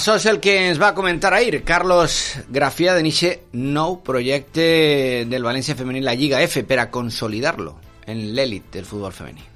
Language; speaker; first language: Spanish; non-native, local second language; Catalan